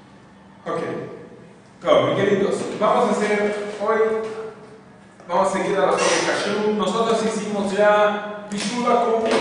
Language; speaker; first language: Spanish; non-native, fluent; Portuguese